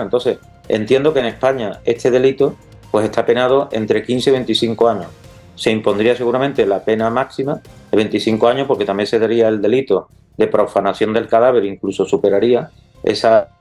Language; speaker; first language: Spanish; native; Spanish